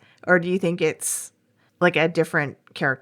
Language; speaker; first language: English; native; English